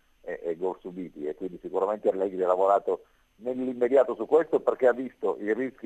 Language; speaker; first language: Italian; native; Italian